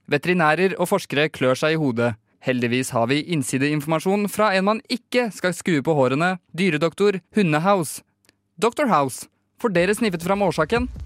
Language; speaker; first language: Norwegian; native; Norwegian